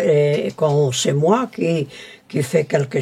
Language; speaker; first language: French; non-native, local second language; Spanish